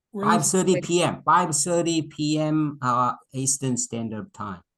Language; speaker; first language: English; non-native, local second language; Korean